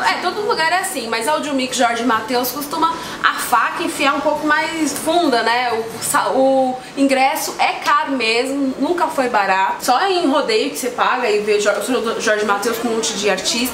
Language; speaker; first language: Portuguese; native; Portuguese